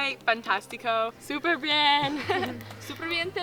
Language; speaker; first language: Spanish; non-native, learner; English